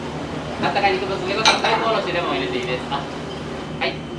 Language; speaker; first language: Japanese; native; Japanese